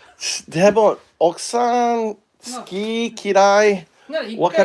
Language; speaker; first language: Japanese; non-native, learner; English